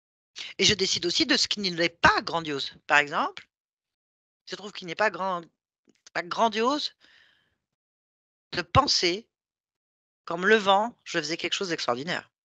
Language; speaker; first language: French; native; French